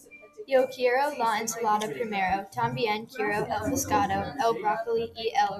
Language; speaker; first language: Spanish; non-native, learner; English